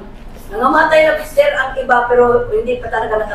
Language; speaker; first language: Filipino; native; Filipino